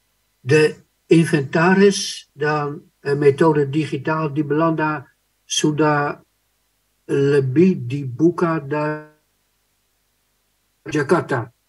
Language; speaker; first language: Indonesian; non-native, fluent; Dutch